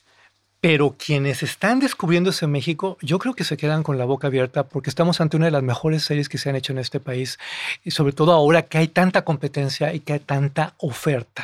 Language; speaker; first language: Spanish; native; Spanish